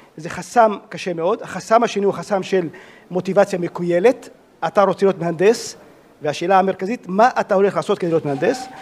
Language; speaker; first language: Hebrew; non-native, local second language; Arabic